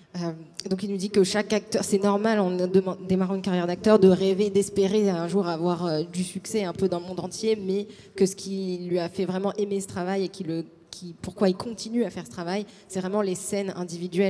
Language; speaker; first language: French; native; French